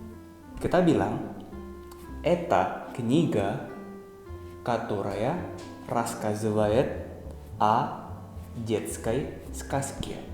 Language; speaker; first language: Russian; non-native, fluent; Indonesian